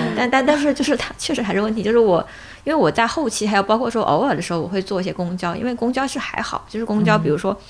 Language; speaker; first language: Chinese; native; Chinese